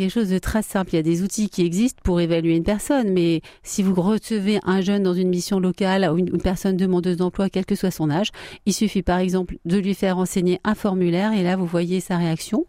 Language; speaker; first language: French; native; French